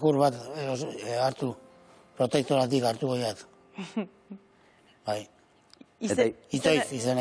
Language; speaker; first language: Basque; native; Basque